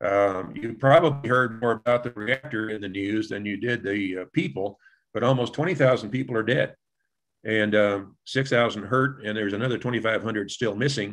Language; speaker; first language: English; native; English